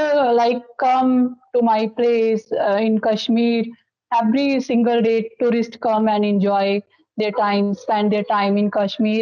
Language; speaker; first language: English; non-native, local second language; Dogri